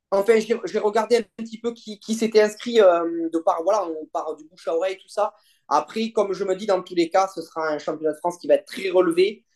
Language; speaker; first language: French; native; French